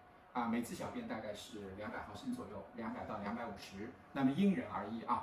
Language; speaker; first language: Chinese; native; Chinese